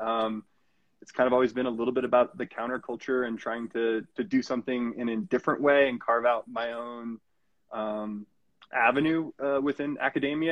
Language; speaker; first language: English; native; English